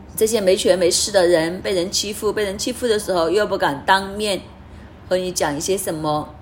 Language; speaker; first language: Chinese; non-native, fluent; Cantonese